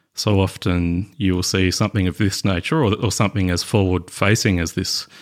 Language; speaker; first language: English; native; English